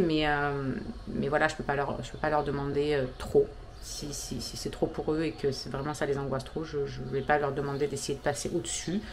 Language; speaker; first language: French; native; French